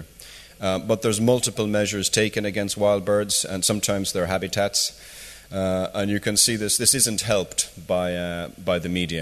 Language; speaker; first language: English; native; English